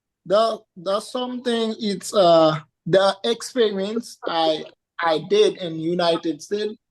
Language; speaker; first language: English; non-native, learner; Haitian Creole